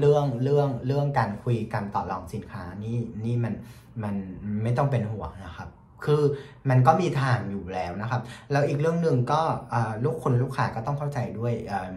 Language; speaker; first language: Thai; non-native, fluent; Vietnamese